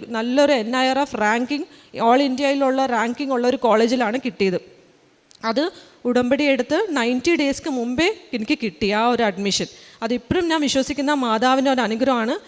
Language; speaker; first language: Malayalam; early bilingual, heritage; Malayalam